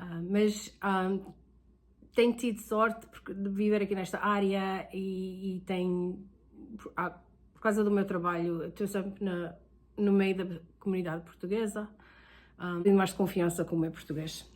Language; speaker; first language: Portuguese; early bilingual, heritage; Portuguese